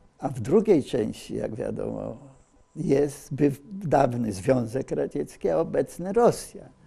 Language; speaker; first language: Polish; native; Polish